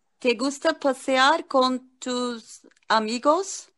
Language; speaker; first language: Spanish; non-native, learner; Turkish